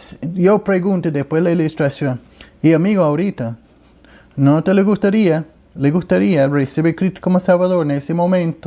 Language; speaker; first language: Spanish; non-native, learner; English